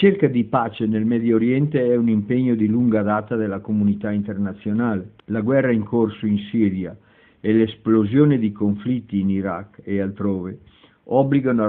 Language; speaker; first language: Italian; native; Italian